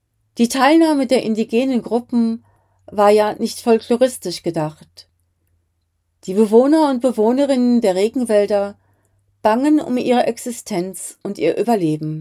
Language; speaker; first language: German; native; German